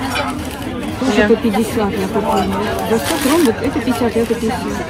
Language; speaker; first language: Russian; native; Russian